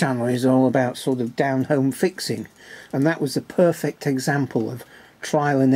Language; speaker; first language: English; native; English